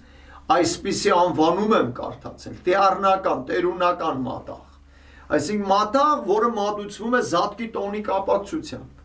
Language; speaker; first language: Armenian; native; Armenian